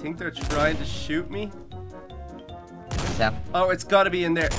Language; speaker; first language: English; native; English